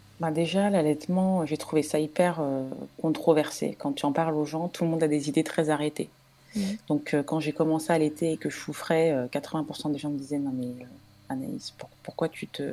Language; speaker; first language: French; native; French